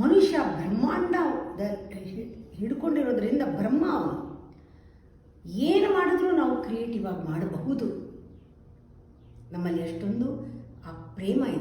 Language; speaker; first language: Kannada; native; Kannada